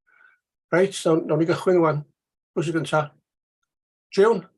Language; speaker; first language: Welsh; native; Welsh